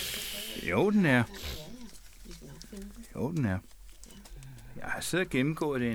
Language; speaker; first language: Danish; native; Danish